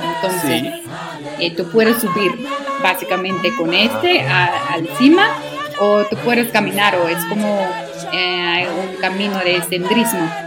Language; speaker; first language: Spanish; non-native, learner; Afrikaans